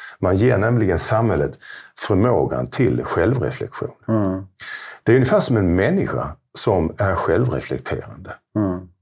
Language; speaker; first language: Swedish; native; Swedish